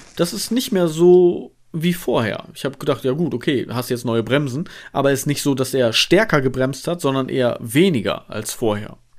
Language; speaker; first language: German; native; German